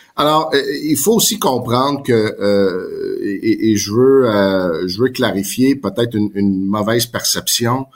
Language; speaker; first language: French; non-native, local second language; English